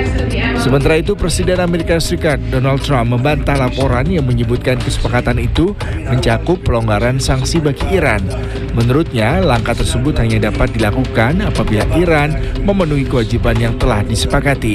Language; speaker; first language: Indonesian; native; Indonesian